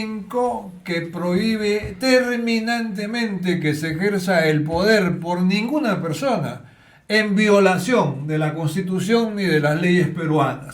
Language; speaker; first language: Spanish; native; Spanish